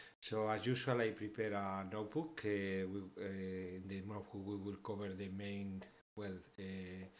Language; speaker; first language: English; non-native, fluent; Spanish